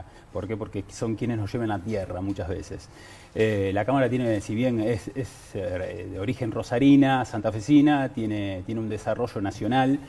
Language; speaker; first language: Spanish; native; Spanish